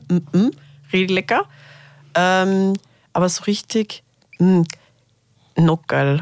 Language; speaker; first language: German; native; German